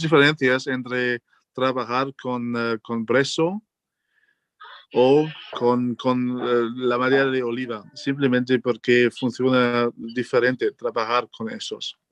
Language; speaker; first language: Spanish; non-native, fluent; German